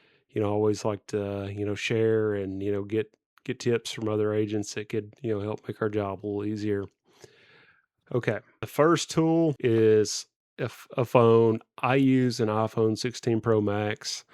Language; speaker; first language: English; native; English